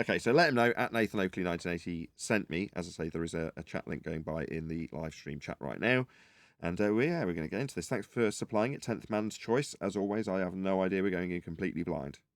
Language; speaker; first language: English; native; English